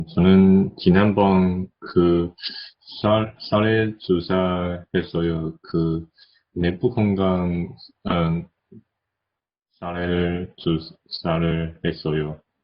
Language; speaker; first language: Korean; non-native, learner; Chinese